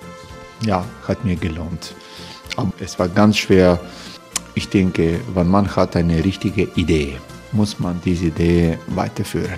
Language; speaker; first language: German; non-native, learner; Croatian